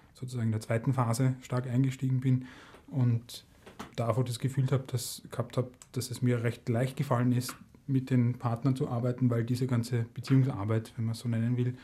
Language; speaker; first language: German; native; German